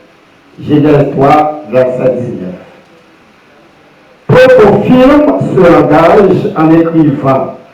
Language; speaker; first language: French; non-native, local second language; Haitian Creole